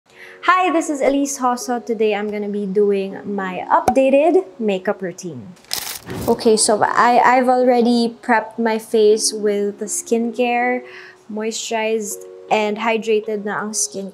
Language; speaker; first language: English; non-native, local second language; Filipino